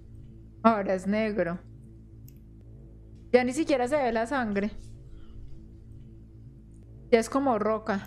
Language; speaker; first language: Spanish; native; Spanish